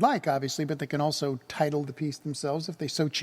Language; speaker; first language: English; native; English